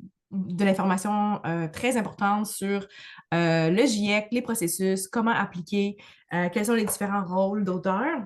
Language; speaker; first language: French; native; French